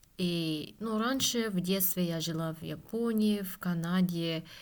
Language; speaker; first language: Russian; non-native, fluent; Japanese